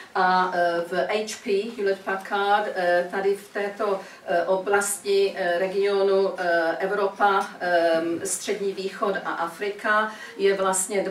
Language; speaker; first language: Czech; early bilingual, heritage; Czech